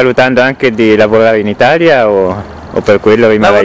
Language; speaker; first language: Italian; native; Italian